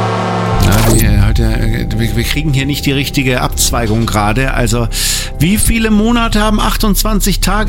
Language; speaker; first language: German; native; German